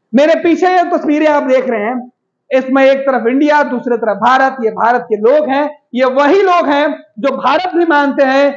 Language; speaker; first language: Hindi; native; Hindi